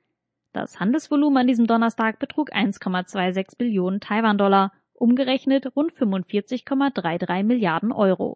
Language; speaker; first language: German; native; German